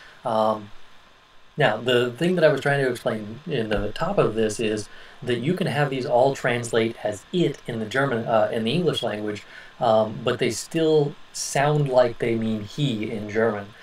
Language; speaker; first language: English; native; English